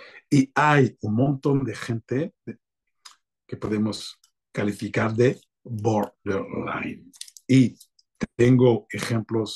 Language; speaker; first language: Spanish; non-native, fluent; French